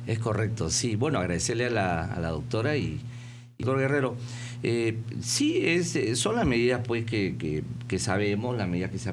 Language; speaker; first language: Spanish; native; Spanish